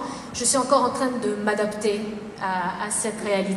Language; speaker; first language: French; native; French